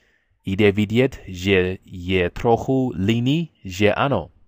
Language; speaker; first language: Czech; non-native, learner; English